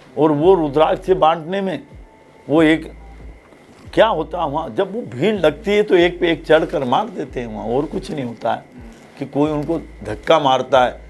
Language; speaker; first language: Hindi; native; Hindi